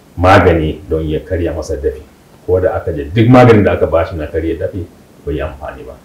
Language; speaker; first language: Hausa; non-native, local second language; Kanuri